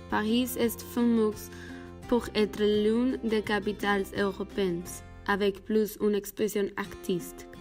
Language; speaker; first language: French; non-native, learner; Spanish